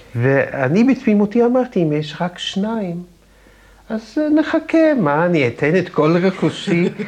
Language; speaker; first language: Hebrew; non-native, fluent; German